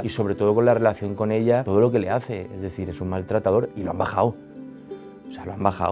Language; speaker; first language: Spanish; native; Spanish